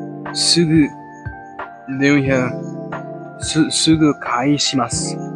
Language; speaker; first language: Japanese; non-native, learner; English